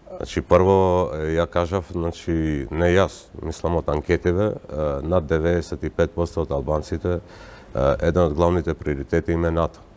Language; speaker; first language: Macedonian; non-native, local second language; Albanian